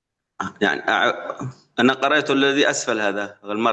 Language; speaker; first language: Arabic; native; Arabic